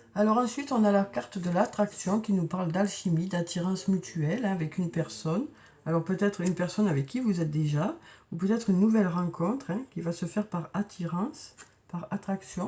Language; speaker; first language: French; native; French